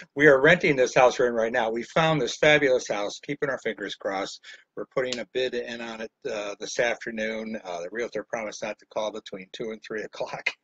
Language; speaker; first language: English; native; English